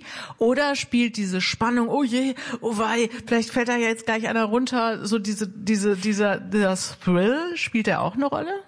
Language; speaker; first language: German; native; German